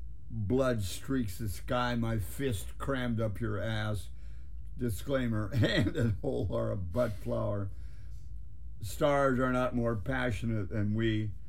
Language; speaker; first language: English; native; English